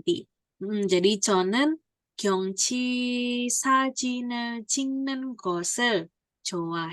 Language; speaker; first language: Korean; non-native, fluent; Indonesian